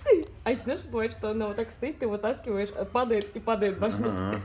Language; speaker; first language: Russian; native; Russian